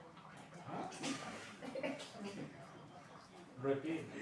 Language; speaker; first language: English; non-native, learner; Spanish